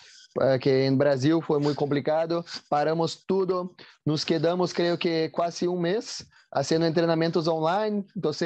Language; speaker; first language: Spanish; non-native, learner; Portuguese